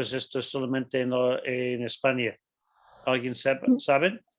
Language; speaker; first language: Spanish; non-native, fluent; English